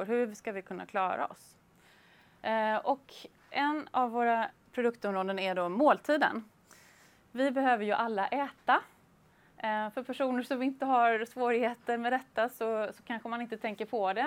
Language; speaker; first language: Swedish; native; Swedish